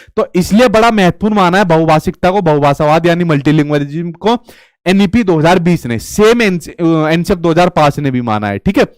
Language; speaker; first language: Hindi; native; Hindi